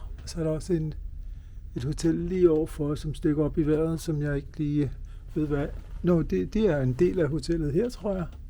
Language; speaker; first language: Danish; early bilingual, other home language; Urdu